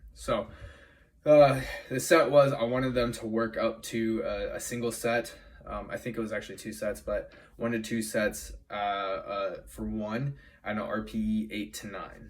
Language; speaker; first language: English; native; English